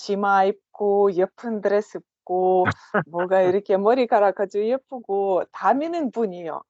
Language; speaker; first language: Korean; non-native, learner; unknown